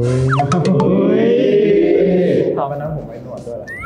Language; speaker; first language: Thai; native; Thai